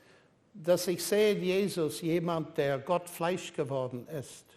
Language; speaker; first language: German; non-native, fluent; English